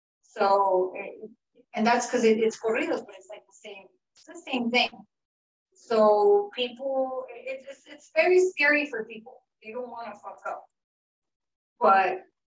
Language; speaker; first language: English; early bilingual, other home language; Spanish